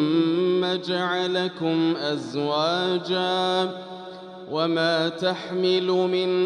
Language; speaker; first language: Arabic; native; Arabic